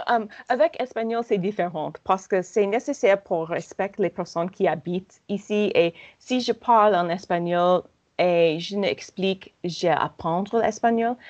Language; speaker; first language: French; non-native, learner; English